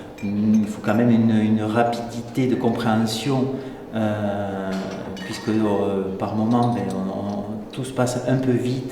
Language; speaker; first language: French; native; French